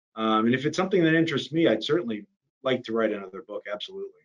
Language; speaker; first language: English; native; English